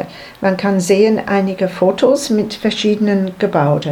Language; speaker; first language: German; non-native, learner; English